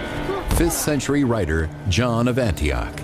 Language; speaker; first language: English; native; English